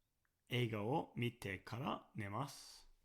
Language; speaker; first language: Japanese; non-native, fluent; English